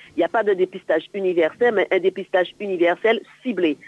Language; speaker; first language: French; native; French